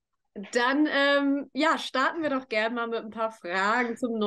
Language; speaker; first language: German; native; German